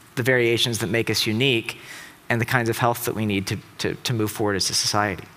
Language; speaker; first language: English; native; English